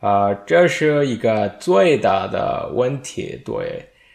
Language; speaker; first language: Chinese; non-native, learner; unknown